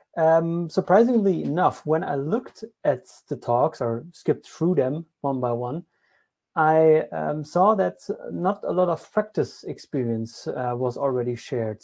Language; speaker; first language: English; non-native, fluent; German